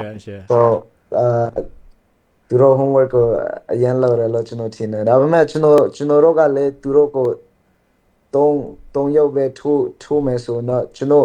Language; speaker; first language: Burmese; early bilingual, heritage; Burmese